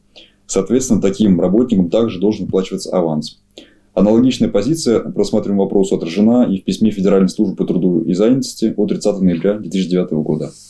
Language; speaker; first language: Russian; native; Russian